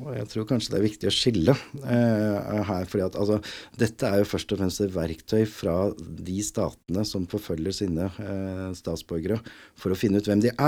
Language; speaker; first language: Norwegian; native; Norwegian